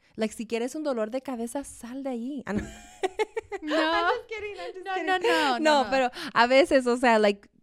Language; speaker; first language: Spanish; early bilingual, heritage; Spanish